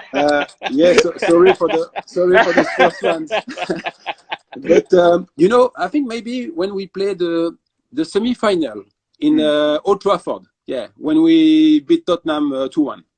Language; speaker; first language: English; non-native, fluent; French